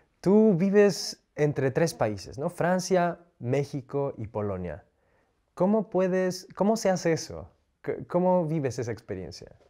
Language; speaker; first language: Spanish; native; Spanish